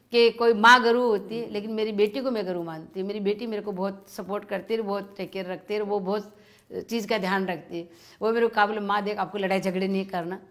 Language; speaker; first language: Hindi; native; Hindi